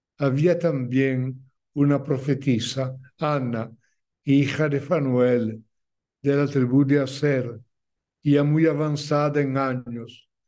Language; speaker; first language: Spanish; non-native, fluent; Italian